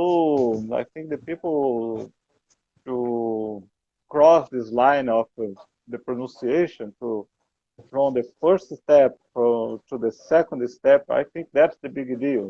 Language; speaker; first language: English; non-native, learner; Portuguese